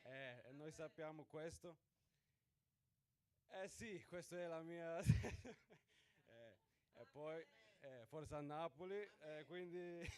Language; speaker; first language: Italian; non-native, learner; Swedish